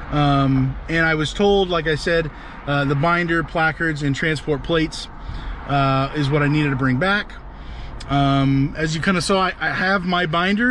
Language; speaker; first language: English; native; English